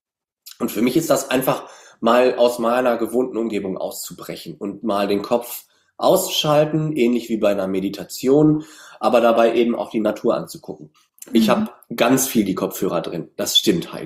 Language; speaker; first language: German; native; German